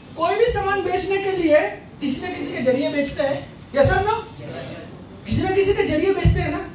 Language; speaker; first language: Hindi; non-native, local second language; Bangla